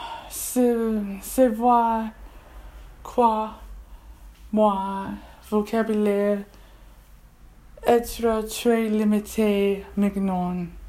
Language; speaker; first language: French; non-native, learner; English